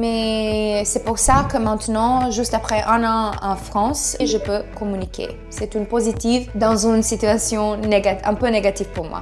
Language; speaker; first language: French; non-native, learner; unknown